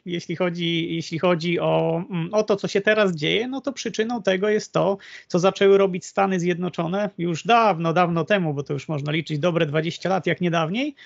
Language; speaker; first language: Polish; native; Polish